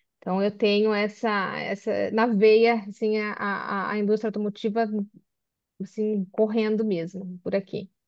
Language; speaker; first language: Portuguese; native; Portuguese